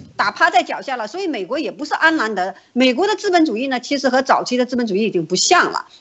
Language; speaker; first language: Chinese; native; Chinese